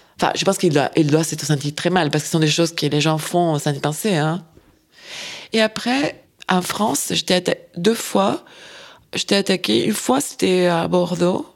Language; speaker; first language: French; non-native, fluent; Spanish